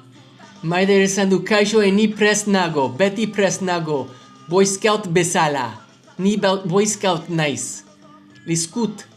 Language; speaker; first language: Basque; non-native, learner; English